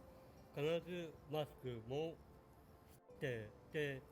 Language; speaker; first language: Japanese; native; Japanese